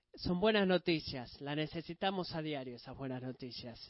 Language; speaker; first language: Spanish; non-native, fluent; Greek